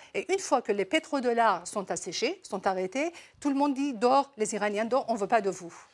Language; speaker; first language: French; non-native, fluent; Persian